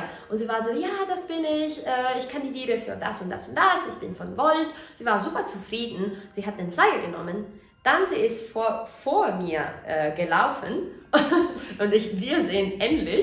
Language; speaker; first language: German; non-native, fluent; Italian